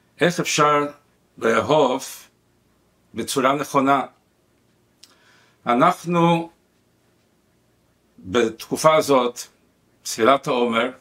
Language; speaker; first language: Hebrew; non-native, fluent; Spanish